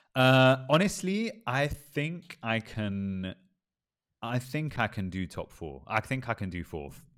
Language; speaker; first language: English; native; English